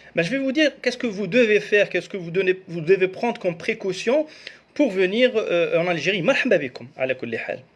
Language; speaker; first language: French; non-native, local second language; Arabic